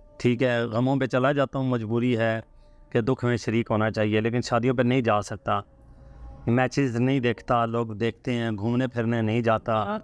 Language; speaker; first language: Urdu; non-native, local second language; Northern Hindko